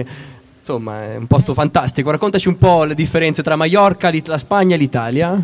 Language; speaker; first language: Italian; native; Italian